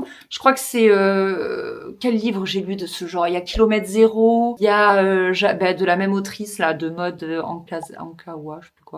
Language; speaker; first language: French; native; French